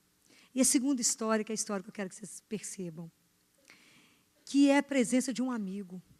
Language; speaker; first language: Portuguese; native; Portuguese